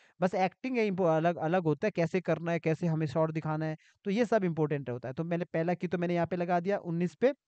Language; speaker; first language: Hindi; native; Hindi